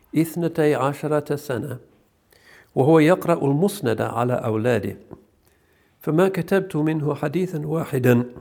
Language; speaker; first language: Arabic; non-native, fluent; English